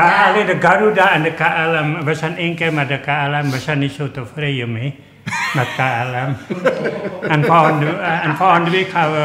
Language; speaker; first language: Dutch; early bilingual, other home language; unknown